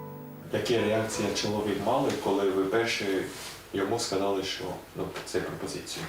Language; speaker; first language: Ukrainian; non-native, learner; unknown